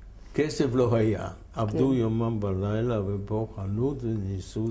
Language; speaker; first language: Hebrew; non-native, fluent; German